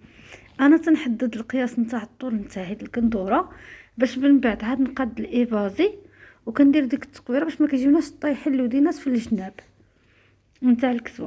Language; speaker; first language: Arabic; native; Arabic